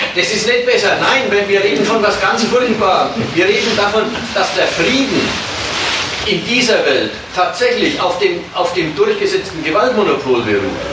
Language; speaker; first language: German; native; German